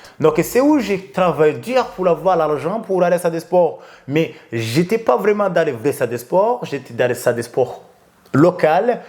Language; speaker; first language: French; non-native, local second language; Kinyarwanda